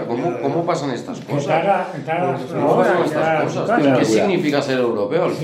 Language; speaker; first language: Spanish; native; Spanish